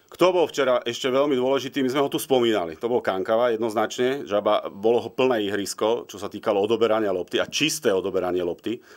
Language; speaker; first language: Slovak; native; Slovak